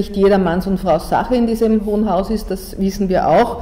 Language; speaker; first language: German; native; German